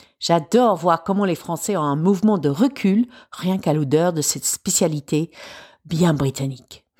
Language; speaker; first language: French; non-native, fluent; English